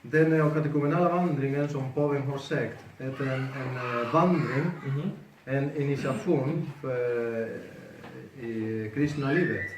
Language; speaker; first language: Swedish; non-native, fluent; Spanish